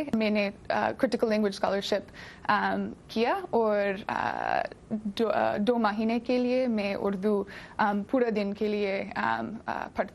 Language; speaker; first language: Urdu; non-native, learner; English